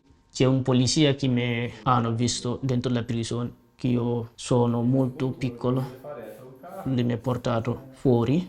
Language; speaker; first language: Italian; non-native, learner; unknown